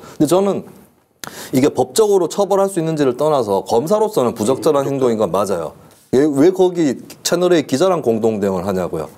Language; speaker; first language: Korean; native; Korean